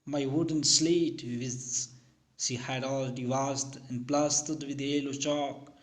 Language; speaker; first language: English; non-native, local second language; Hindi